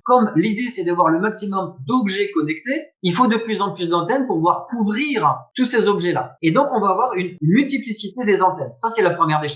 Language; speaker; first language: French; native; French